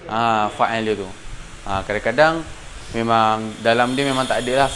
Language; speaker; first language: Malay; native; Malay